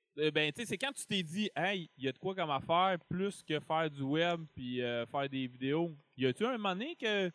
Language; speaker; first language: French; native; French